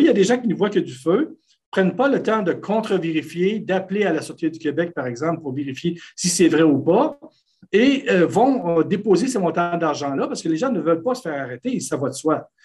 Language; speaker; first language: French; native; French